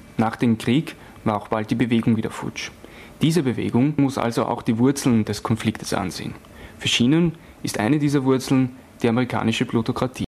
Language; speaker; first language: German; native; German